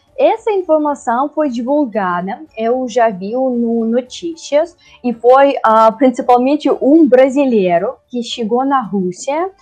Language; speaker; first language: Portuguese; non-native, learner; Russian